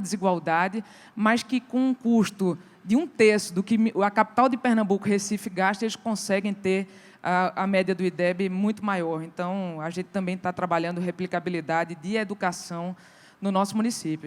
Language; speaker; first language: Portuguese; native; Portuguese